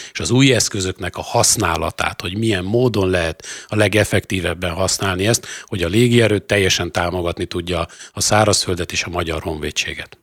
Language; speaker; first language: Hungarian; native; Hungarian